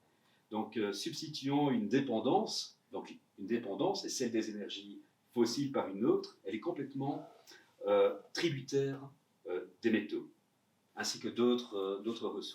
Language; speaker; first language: French; native; French